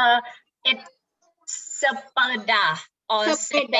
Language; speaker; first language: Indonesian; non-native, learner; Thai